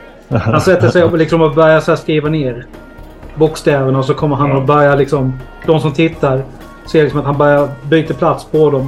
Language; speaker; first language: Swedish; native; Swedish